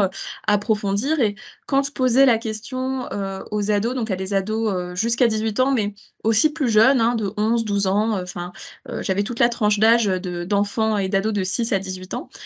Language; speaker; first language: French; native; French